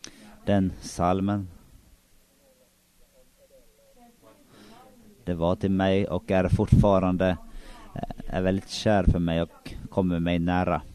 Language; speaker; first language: Swedish; non-native, local second language; Finnish